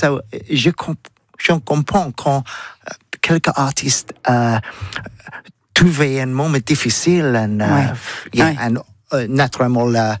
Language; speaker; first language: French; non-native, learner; English